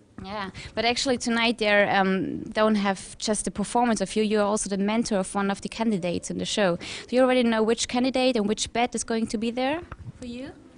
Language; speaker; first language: English; non-native, fluent; German